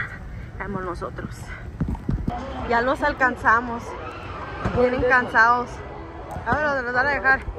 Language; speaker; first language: Spanish; early bilingual, other home language; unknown